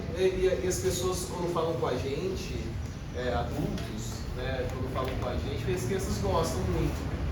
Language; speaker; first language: Portuguese; native; Portuguese